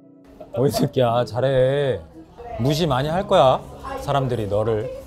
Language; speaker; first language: Korean; native; Korean